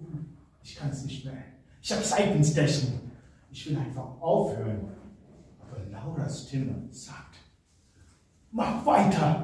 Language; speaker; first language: German; non-native, fluent; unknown